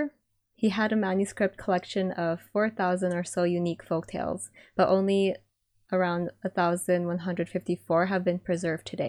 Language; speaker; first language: English; non-native, local second language; Iloko